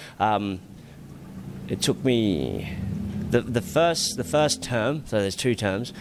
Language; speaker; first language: English; early bilingual, other home language; Thai